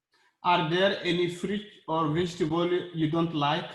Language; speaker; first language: English; non-native, learner; Arabic